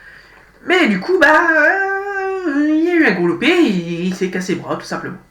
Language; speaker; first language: French; native; French